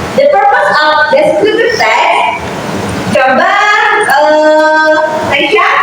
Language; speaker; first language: English; non-native, fluent; Indonesian